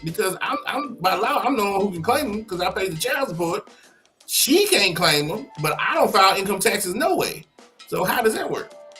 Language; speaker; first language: English; native; English